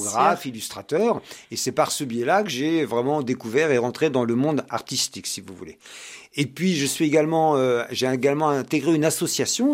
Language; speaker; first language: French; native; French